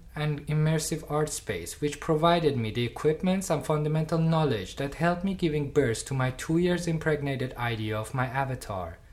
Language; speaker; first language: English; non-native, fluent; Persian